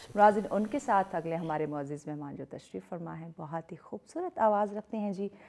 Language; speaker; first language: Urdu; native; Urdu